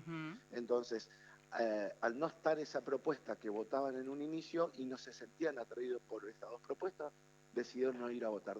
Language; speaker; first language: Spanish; native; Spanish